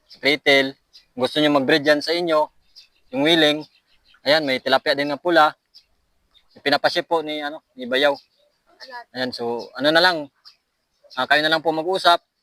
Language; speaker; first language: Filipino; non-native, local second language; Aklanon